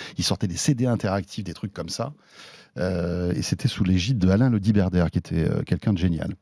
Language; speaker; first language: French; native; French